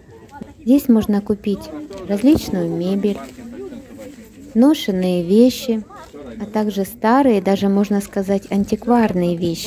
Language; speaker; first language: Russian; native; Russian